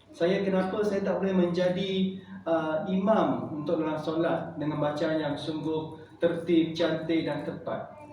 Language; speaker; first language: Malay; non-native, local second language; Chinese